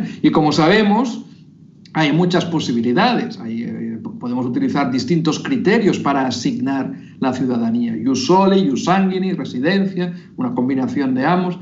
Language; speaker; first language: Spanish; native; Spanish